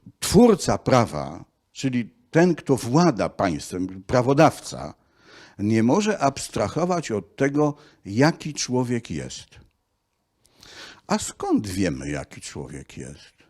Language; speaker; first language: Polish; native; Polish